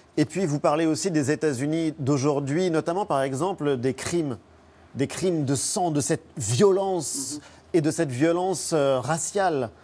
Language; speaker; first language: French; native; French